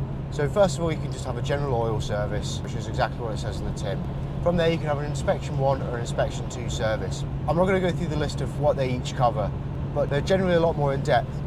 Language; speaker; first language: English; native; English